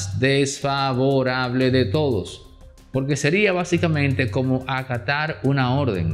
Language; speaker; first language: Spanish; native; Spanish